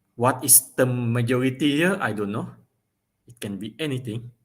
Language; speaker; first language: English; non-native, local second language; Malay